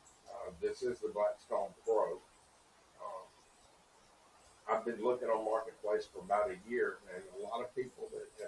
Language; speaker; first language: English; native; English